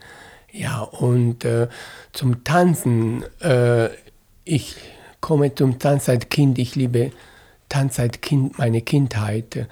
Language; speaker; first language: German; non-native, fluent; Italian